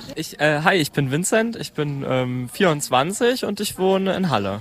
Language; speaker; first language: German; native; German